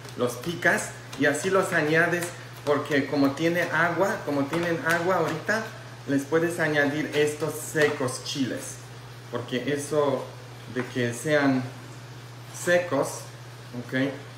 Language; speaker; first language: Spanish; non-native, fluent; Polish